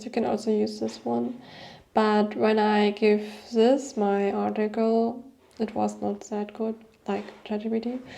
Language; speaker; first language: English; non-native, fluent; German